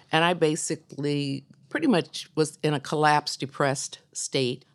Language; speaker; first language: English; native; English